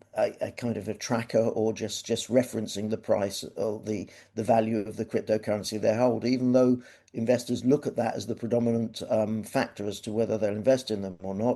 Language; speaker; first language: English; native; English